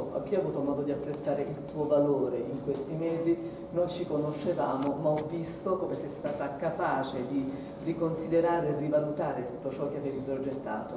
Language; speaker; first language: Italian; native; Italian